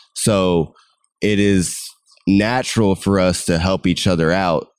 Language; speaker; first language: English; native; English